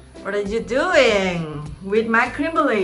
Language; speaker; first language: English; non-native, learner; Thai